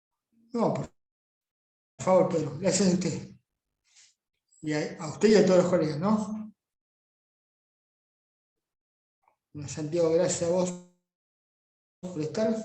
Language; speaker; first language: Spanish; native; Spanish